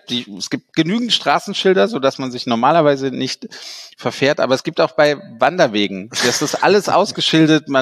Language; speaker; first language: German; native; German